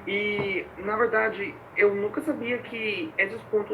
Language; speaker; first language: Portuguese; non-native, fluent; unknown